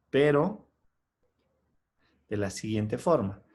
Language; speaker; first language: Spanish; native; Spanish